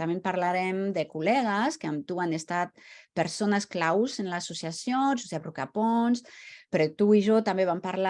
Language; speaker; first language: Catalan; non-native, fluent; French